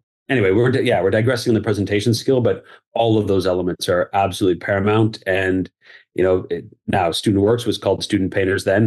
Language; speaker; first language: English; native; English